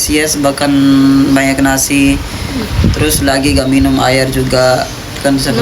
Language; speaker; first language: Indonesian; non-native, learner; Urdu